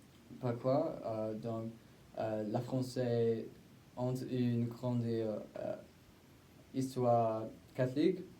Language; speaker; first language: French; non-native, learner; English